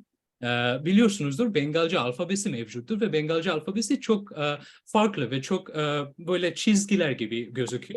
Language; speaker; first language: Turkish; non-native, fluent; Bangla